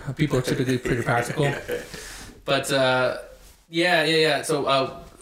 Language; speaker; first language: English; native; English